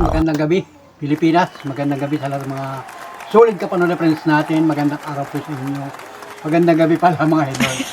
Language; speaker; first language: Filipino; native; Filipino